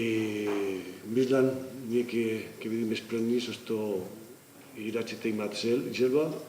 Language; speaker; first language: Macedonian; non-native, learner; Spanish